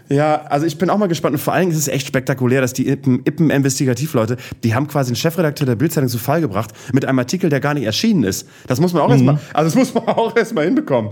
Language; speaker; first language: German; native; German